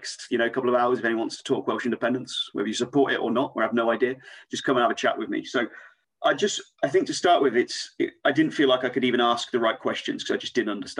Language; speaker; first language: English; native; English